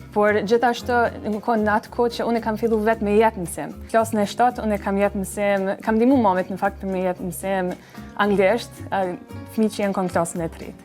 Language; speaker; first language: Albanian; early bilingual, other home language; English